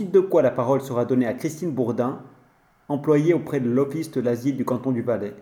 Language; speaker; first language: French; native; French